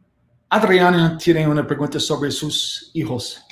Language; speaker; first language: Spanish; non-native, learner; English